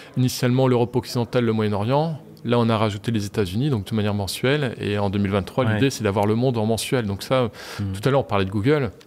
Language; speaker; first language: French; native; French